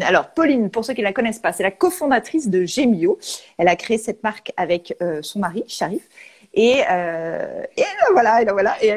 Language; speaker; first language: French; native; French